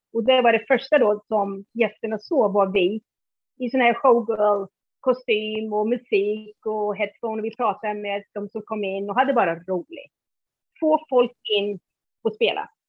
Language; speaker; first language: Swedish; native; Swedish